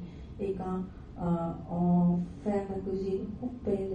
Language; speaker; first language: French; non-native, learner; Vietnamese